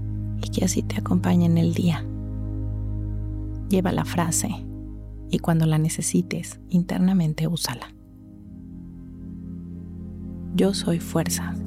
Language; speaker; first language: Spanish; native; Spanish